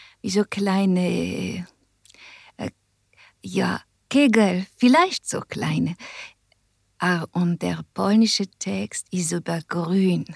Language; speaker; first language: German; non-native, learner; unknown